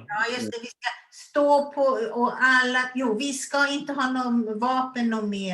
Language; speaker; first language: Swedish; non-native, learner; Hebrew